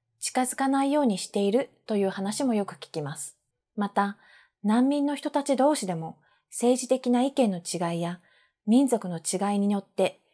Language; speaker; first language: Japanese; native; Japanese